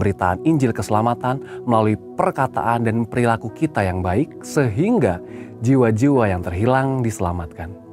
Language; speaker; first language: Indonesian; native; Indonesian